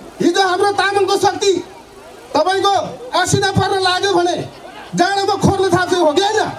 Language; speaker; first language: Nepali; non-native, local second language; Eastern Tamang